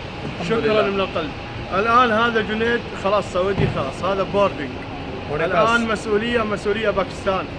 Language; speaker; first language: Arabic; non-native, learner; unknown